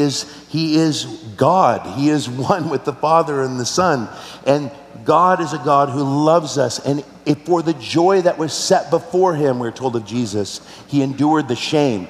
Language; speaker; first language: English; native; English